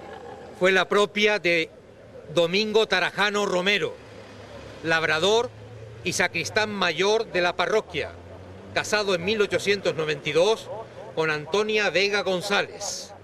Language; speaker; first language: Spanish; native; Spanish